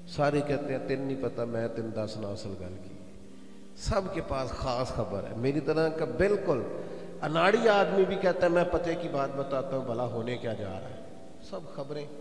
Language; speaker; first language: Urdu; non-native, local second language; Punjabi